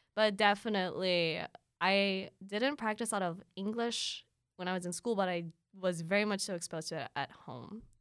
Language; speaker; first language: English; early bilingual, other home language; Filipino